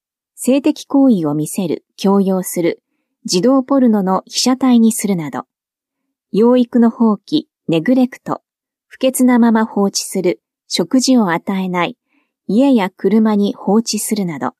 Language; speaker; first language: Japanese; native; Japanese